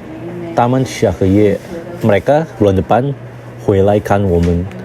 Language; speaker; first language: Chinese; non-native, fluent; Indonesian